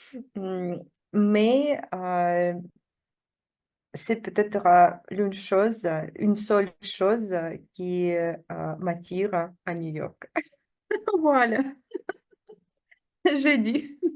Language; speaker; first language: French; non-native, fluent; Russian